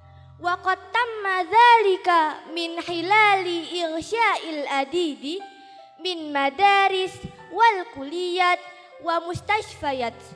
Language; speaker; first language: Arabic; non-native, learner; Indonesian